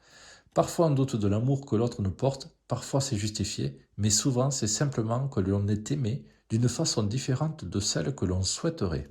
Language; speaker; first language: French; native; French